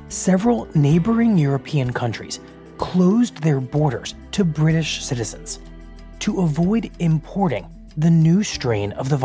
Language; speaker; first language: English; native; English